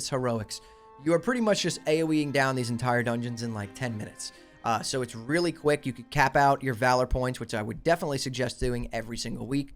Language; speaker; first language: English; native; English